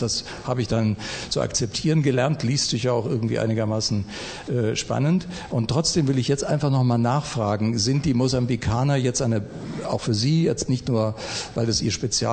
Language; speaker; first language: German; native; German